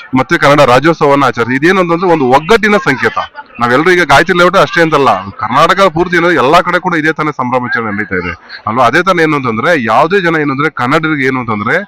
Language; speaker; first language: Kannada; native; Kannada